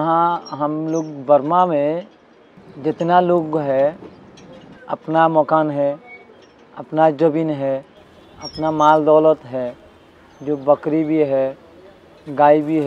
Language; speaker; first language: Hindi; non-native, learner; Rohingya